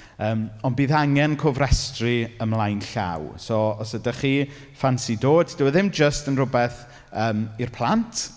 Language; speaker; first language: Welsh; native; Welsh